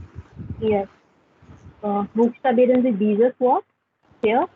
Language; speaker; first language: German; non-native, learner; Hindi